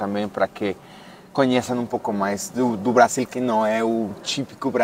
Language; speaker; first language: Portuguese; non-native, fluent; Spanish